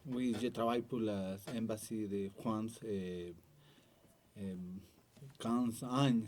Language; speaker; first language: French; non-native, learner; Spanish